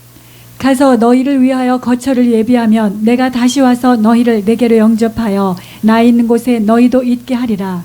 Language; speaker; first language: Korean; native; Korean